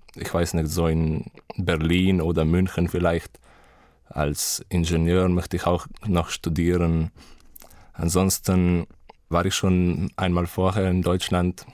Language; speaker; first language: German; non-native, fluent; Slovenian